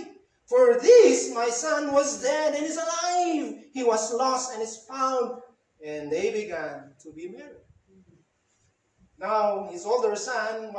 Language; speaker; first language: English; non-native, local second language; Filipino